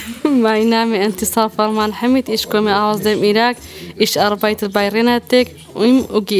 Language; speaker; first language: German; non-native, learner; Arabic